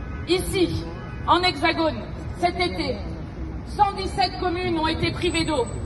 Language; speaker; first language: French; native; French